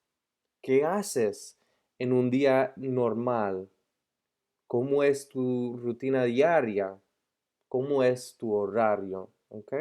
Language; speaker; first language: Spanish; non-native, fluent; English